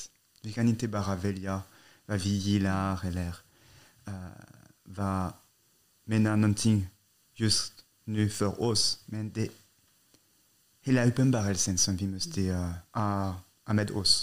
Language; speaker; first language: Swedish; non-native, fluent; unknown